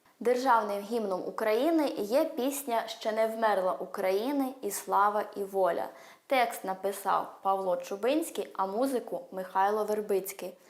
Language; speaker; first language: Ukrainian; early bilingual, heritage; Ukrainian